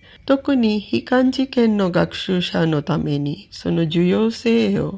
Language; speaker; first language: Japanese; non-native, fluent; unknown